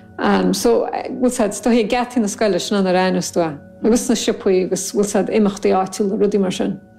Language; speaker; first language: Irish; native; Irish